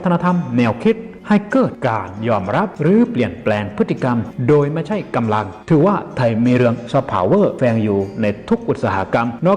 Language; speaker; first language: Thai; native; Thai